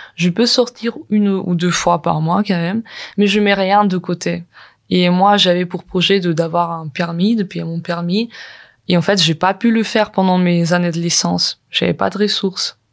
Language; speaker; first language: French; non-native, fluent; Ukrainian